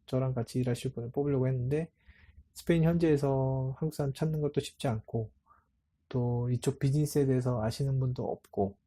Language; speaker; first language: Korean; native; Korean